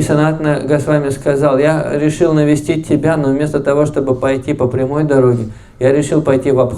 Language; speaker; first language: Russian; native; Russian